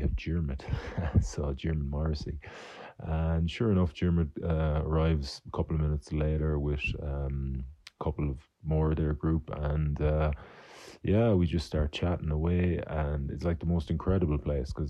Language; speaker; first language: English; native; English